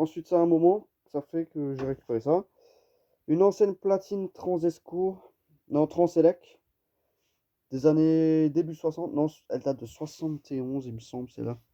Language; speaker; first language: French; native; French